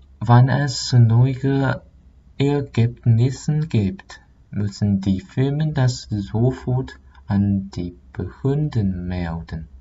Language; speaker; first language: German; non-native, learner; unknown